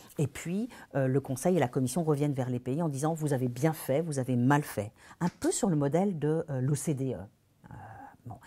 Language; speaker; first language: French; native; French